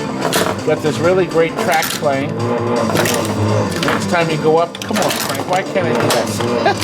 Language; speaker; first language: English; native; English